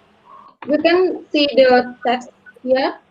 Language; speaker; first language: English; non-native, learner; Indonesian